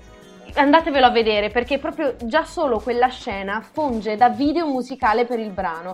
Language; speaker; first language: Italian; native; Italian